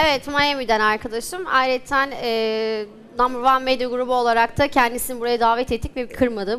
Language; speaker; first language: Turkish; native; Turkish